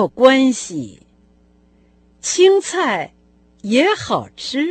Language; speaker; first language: Chinese; non-native, fluent; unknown